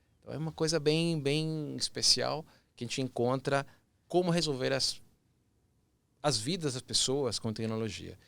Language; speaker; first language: Portuguese; early bilingual, other home language; Spanish